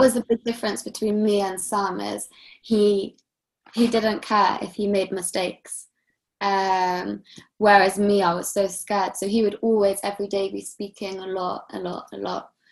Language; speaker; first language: English; native; English